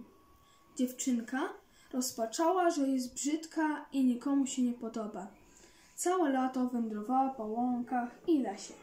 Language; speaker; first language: Polish; native; Polish